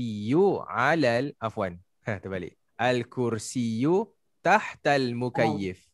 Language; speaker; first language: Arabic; non-native, fluent; Malay